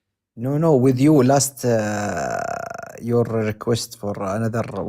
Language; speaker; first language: English; non-native, learner; Arabic